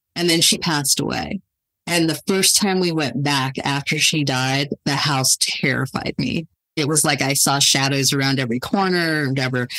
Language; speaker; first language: English; native; English